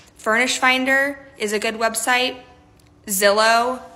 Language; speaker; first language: English; native; English